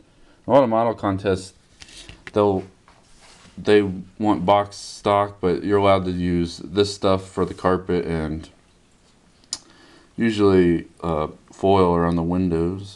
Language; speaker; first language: English; native; English